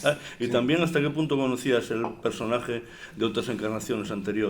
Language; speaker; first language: Spanish; native; Spanish